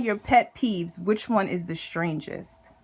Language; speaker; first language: English; native; English